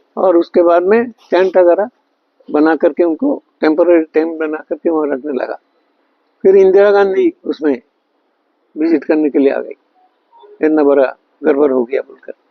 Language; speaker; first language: Hindi; non-native, local second language; Bangla